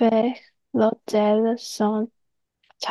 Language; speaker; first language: French; non-native, learner; Chinese